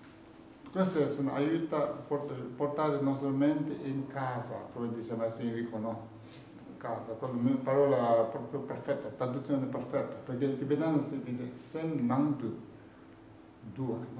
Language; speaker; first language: Italian; non-native, learner; Tibetan